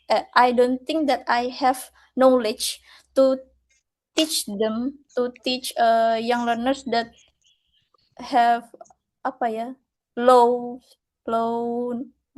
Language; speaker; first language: English; non-native, fluent; Indonesian